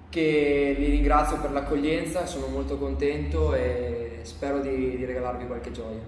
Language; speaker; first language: Italian; native; Italian